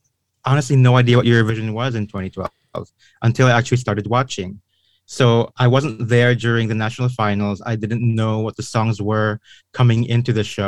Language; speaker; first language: English; non-native, local second language; Filipino